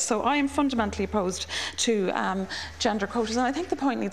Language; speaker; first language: English; native; English